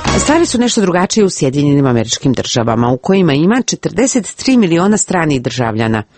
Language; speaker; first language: Croatian; native; Croatian